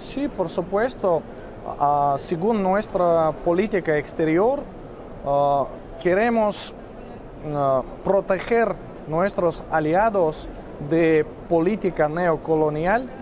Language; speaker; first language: Spanish; non-native, fluent; Russian